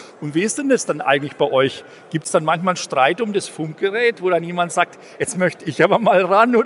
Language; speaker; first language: German; native; German